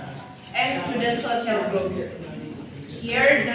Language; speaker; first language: English; non-native, learner; Indonesian